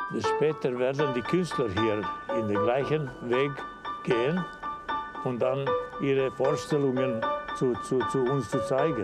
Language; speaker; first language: German; non-native, learner; Serbian